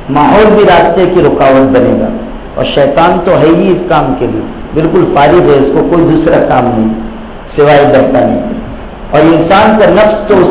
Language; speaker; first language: Urdu; native; Urdu